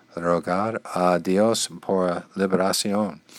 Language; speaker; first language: Spanish; non-native, learner; English